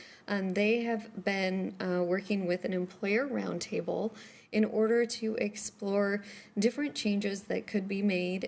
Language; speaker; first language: English; native; English